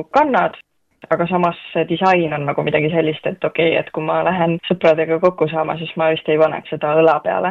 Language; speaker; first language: Estonian; native; Estonian